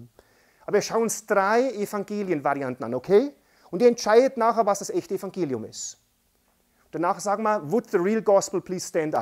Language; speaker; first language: German; native; German